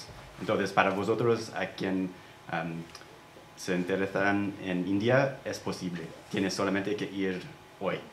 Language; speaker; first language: Spanish; non-native, fluent; English